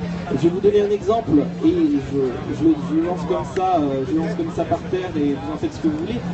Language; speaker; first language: French; native; French